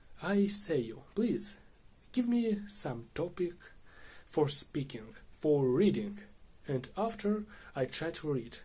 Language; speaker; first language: English; non-native, learner; Russian